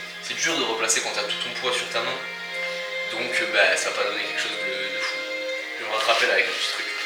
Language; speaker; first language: French; native; French